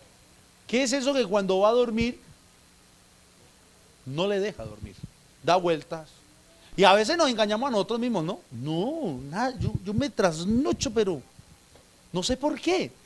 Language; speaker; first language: Spanish; native; Spanish